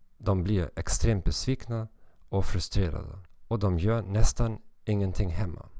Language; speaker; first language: Swedish; non-native, learner; German